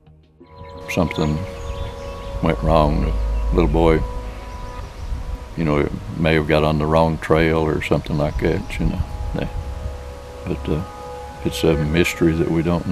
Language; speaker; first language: English; native; English